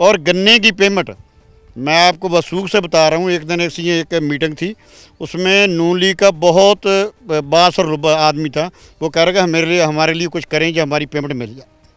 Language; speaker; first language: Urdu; non-native, local second language; Punjabi